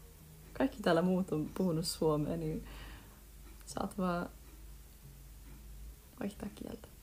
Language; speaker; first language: Finnish; early bilingual, heritage; Finnish